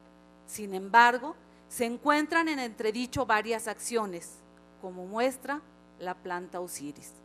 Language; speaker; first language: Spanish; native; Spanish